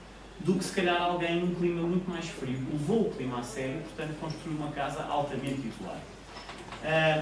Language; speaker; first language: Portuguese; native; Portuguese